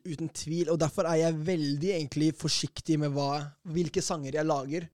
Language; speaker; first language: Norwegian; early bilingual, other home language; Arabic